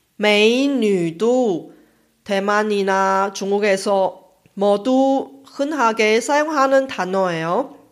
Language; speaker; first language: Korean; non-native, fluent; Chinese